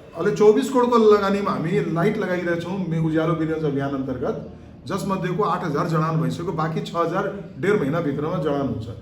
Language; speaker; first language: Nepali; non-native, local second language; Marwari